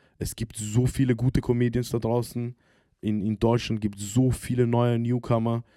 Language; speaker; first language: German; early bilingual, other home language; Arabic